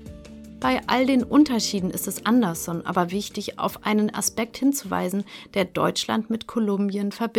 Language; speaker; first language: German; native; German